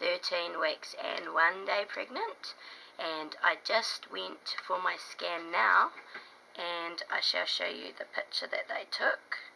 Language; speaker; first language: English; native; English